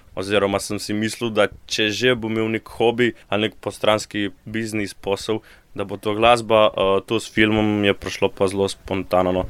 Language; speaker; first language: Slovenian; native; Slovenian